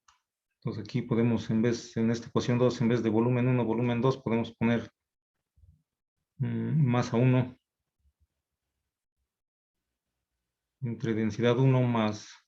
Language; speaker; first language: Spanish; native; Spanish